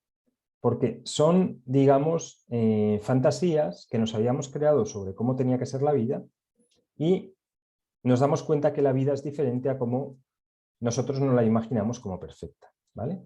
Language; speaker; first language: Spanish; native; Spanish